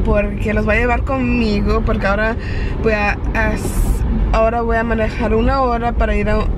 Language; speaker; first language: Spanish; early bilingual, heritage; Spanish